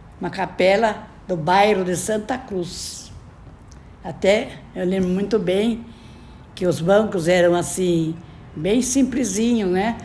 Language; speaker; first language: Portuguese; native; Portuguese